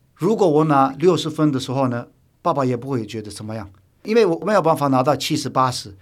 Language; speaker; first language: Chinese; non-native, fluent; Turkish